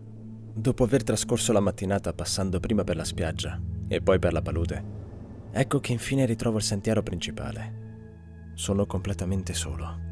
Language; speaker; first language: Italian; native; Italian